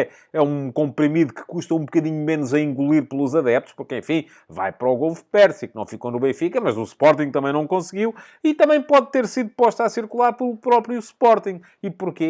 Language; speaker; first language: Portuguese; native; Portuguese